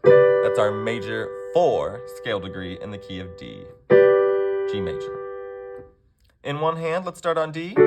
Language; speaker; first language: English; native; English